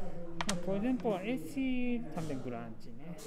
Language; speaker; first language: Portuguese; non-native, learner; Japanese